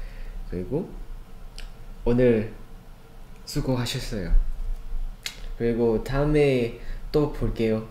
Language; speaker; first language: Korean; non-native, learner; Thai